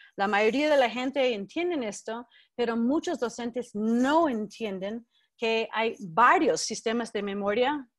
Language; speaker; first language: Spanish; non-native, fluent; English